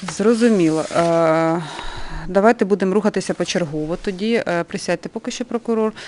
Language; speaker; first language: Ukrainian; native; Ukrainian